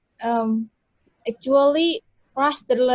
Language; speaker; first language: English; non-native, learner; Indonesian